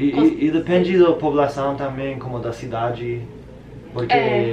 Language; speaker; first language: Portuguese; non-native, learner; English